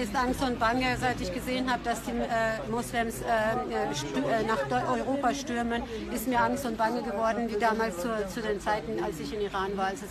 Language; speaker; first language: German; non-native, fluent; Persian